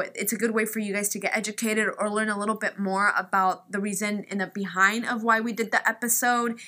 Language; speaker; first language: English; early bilingual, other home language; Spanish